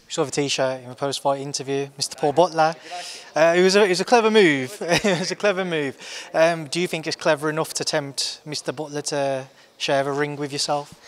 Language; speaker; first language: English; native; English